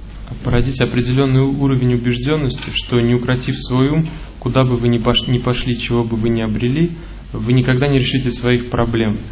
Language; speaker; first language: Russian; native; Russian